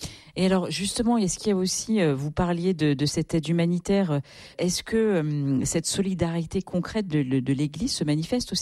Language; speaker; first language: French; native; French